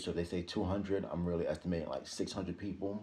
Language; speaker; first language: English; native; English